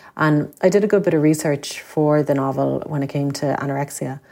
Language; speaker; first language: English; native; English